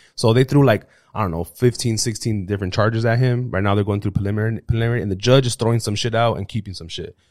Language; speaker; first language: English; early bilingual, other home language; Spanish